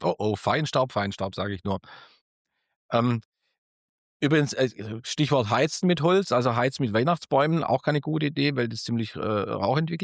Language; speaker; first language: German; native; German